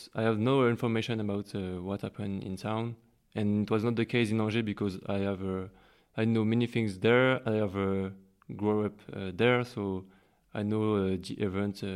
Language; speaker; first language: English; non-native, learner; French